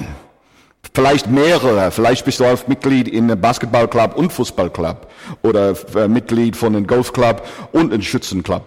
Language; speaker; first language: German; non-native, fluent; English